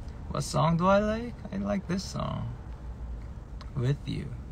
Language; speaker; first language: English; early bilingual, other home language; Korean